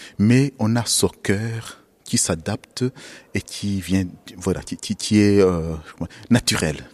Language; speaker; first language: French; non-native, local second language; Kinyarwanda